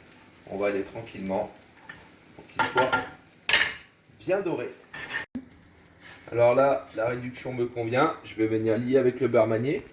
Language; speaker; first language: French; native; French